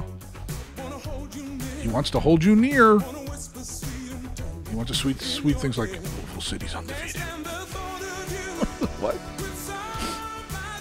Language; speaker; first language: English; native; English